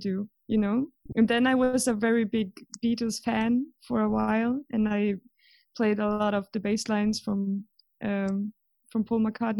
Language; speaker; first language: English; non-native, fluent; Swedish